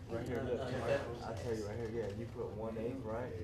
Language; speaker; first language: English; native; English